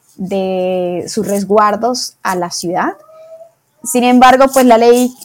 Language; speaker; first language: Spanish; native; Spanish